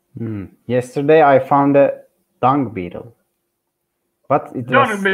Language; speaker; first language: English; non-native, learner; Turkish